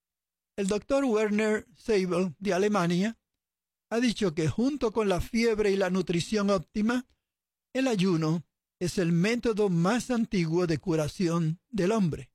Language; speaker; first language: Spanish; native; Spanish